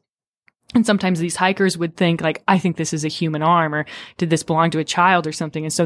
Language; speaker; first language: English; native; English